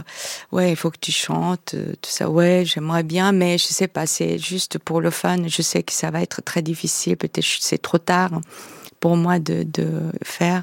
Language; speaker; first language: French; non-native, fluent; Korean